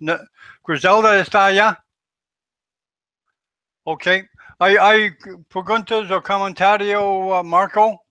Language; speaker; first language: Spanish; non-native, learner; English